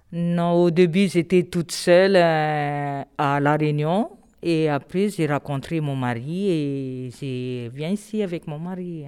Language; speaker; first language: French; non-native, local second language; Malagasy